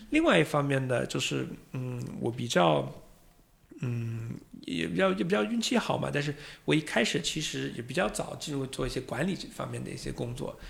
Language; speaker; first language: Chinese; non-native, fluent; English